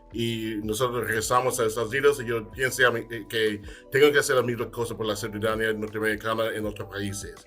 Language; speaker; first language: Spanish; non-native, fluent; English